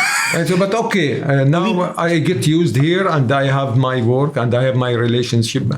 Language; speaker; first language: English; non-native, learner; Arabic